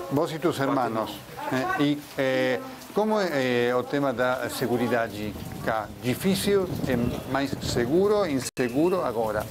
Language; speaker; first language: Portuguese; non-native, fluent; Spanish